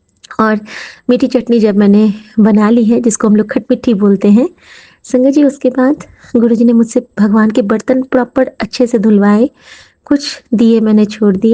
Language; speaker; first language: Hindi; native; Hindi